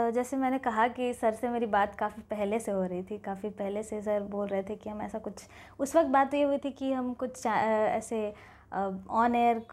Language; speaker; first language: Hindi; native; Hindi